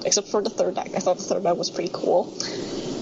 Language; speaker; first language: English; non-native, local second language; Filipino